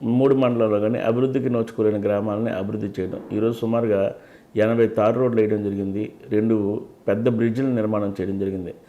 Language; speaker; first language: Telugu; native; Telugu